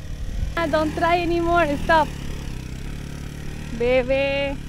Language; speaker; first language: English; non-native, learner; Spanish